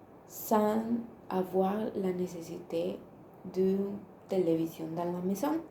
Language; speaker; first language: French; non-native, learner; Spanish